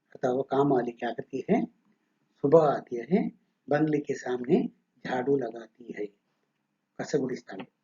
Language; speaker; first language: Hindi; non-native, local second language; Kannada